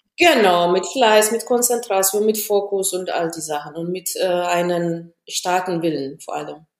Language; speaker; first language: German; non-native, fluent; Amharic